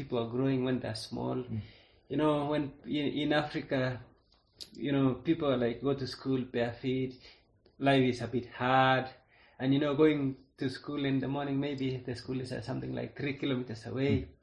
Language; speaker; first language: English; non-native, local second language; Kalenjin